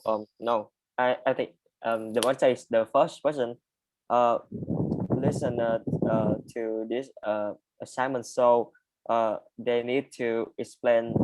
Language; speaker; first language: English; non-native, learner; Vietnamese